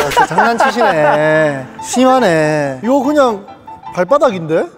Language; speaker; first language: Korean; native; Korean